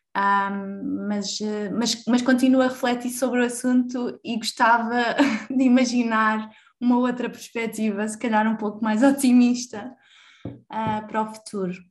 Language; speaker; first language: Portuguese; native; Portuguese